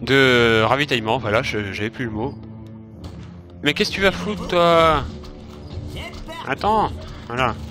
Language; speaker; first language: French; native; French